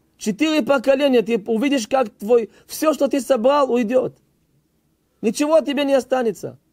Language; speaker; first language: Russian; early bilingual, heritage; Hebrew